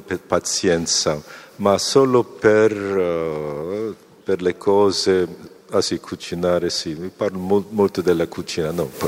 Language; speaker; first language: Italian; non-native, fluent; Korean